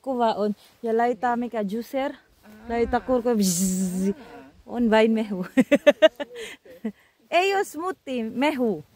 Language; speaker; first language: Finnish; non-native, learner; Cebuano